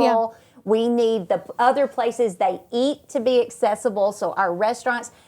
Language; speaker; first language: English; native; English